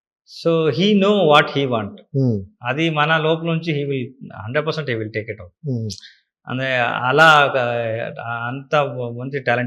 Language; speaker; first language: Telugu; non-native, learner; Kannada